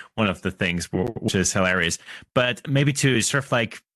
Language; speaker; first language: English; non-native, fluent; German